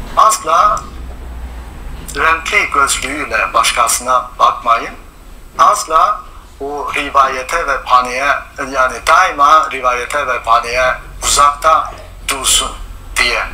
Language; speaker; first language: Turkish; non-native, learner; Chinese